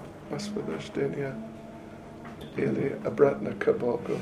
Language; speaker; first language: Russian; non-native, learner; English